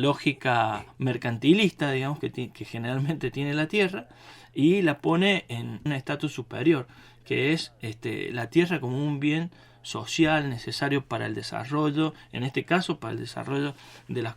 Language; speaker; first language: Spanish; native; Spanish